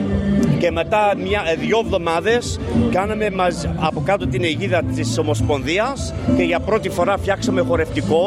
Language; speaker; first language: Greek; early bilingual, heritage; Greek